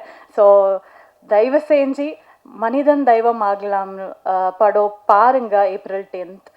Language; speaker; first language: Tamil; non-native, learner; Kannada